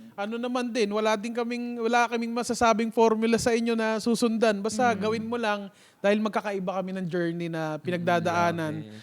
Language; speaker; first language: Filipino; native; Filipino